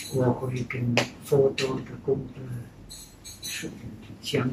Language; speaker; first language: Chinese; non-native, fluent; Czech